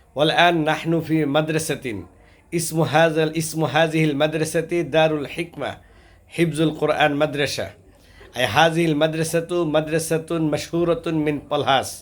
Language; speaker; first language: Arabic; non-native, learner; Bangla